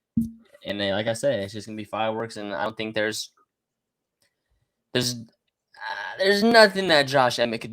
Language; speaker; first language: English; native; English